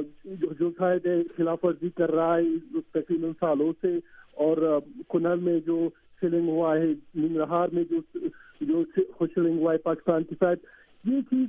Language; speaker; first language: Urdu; non-native, learner; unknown